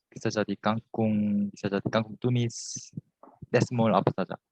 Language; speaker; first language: Indonesian; non-native, fluent; Korean